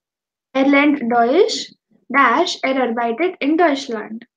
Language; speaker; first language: German; non-native, fluent; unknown